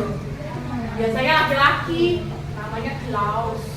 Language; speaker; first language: Malay; native; Malay